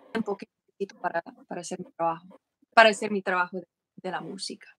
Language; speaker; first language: Spanish; non-native, fluent; English